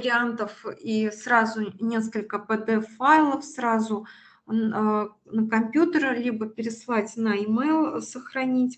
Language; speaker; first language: Russian; native; Russian